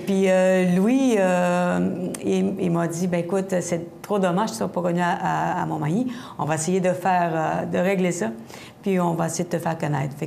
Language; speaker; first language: French; native; French